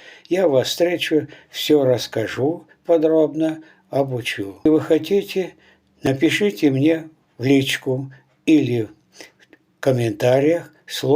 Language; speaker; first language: Russian; native; Russian